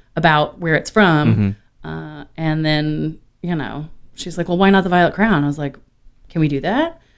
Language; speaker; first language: English; native; English